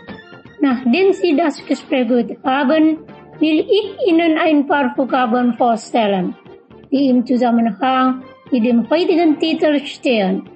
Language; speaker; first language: German; non-native, fluent; Indonesian